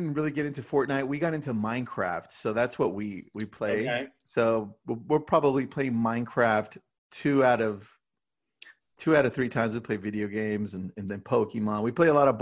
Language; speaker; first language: English; native; English